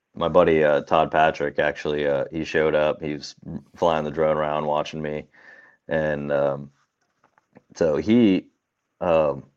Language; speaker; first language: English; native; English